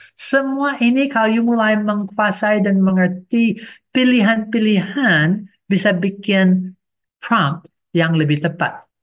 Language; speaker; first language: Indonesian; non-native, fluent; English